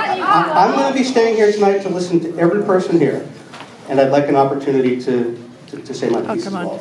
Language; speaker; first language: English; native; English